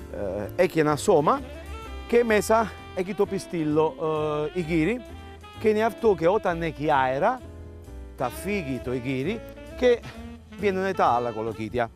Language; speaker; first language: Greek; non-native, learner; Italian